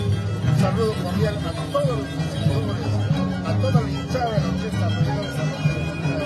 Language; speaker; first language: Spanish; native; Spanish